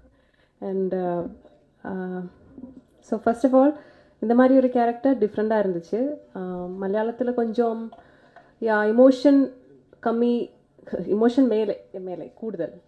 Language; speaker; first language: Tamil; non-native, learner; Malayalam